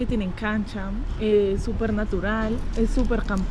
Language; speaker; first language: Spanish; native; Spanish